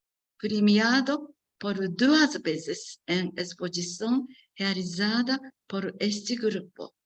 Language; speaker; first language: Portuguese; non-native, learner; Japanese